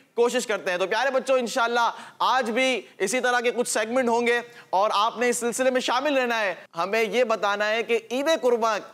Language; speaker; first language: Urdu; native; Urdu